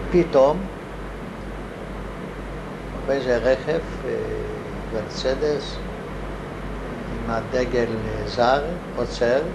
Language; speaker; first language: Hebrew; non-native, fluent; Hungarian